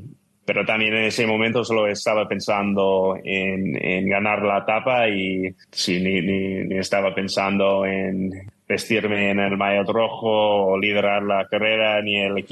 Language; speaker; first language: Spanish; non-native, fluent; English